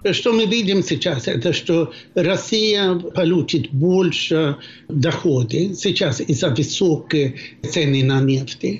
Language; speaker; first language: Russian; non-native, fluent; Swedish